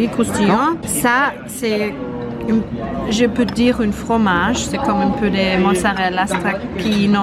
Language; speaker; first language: French; non-native, learner; Italian